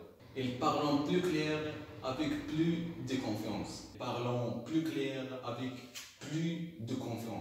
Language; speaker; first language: French; non-native, local second language; Arabic